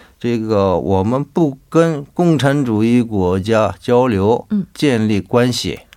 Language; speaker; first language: Chinese; non-native, fluent; Korean